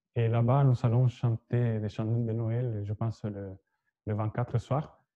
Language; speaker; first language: French; non-native, fluent; Spanish